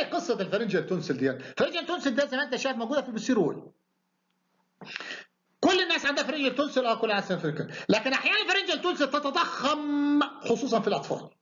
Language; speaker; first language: Arabic; native; Arabic